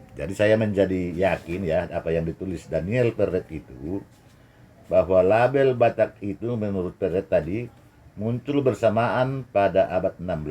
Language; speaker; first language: Indonesian; non-native, local second language; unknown